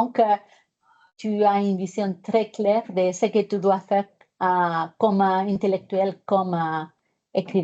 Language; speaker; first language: French; non-native, fluent; Spanish